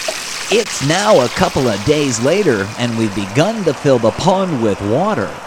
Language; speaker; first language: English; native; English